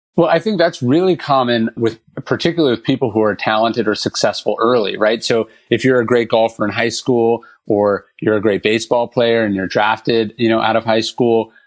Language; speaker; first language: English; native; English